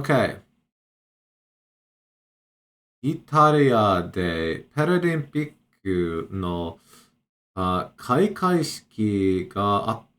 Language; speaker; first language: Japanese; non-native, learner; English